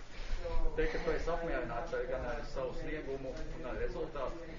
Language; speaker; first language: Latvian; native; Latvian